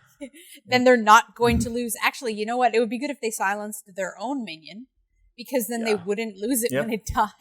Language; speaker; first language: English; native; English